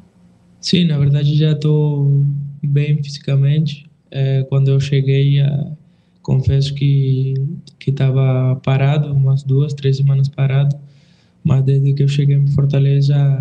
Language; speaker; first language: Portuguese; non-native, fluent; Spanish